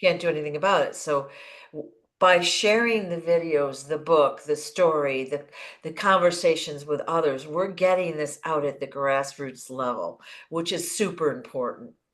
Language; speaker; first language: English; native; English